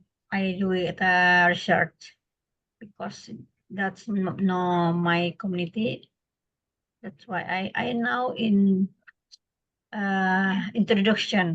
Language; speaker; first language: English; non-native, learner; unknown